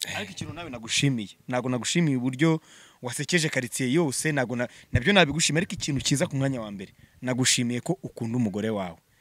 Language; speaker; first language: Kinyarwanda; native; Kinyarwanda